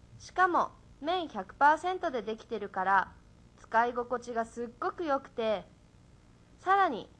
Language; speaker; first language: Japanese; native; Japanese